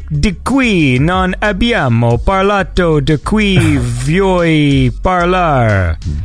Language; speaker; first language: Italian; non-native, learner; English